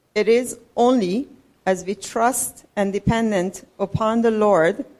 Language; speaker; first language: English; non-native, fluent; Persian